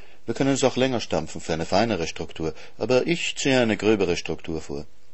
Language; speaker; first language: German; native; German